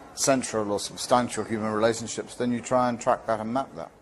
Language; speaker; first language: English; native; English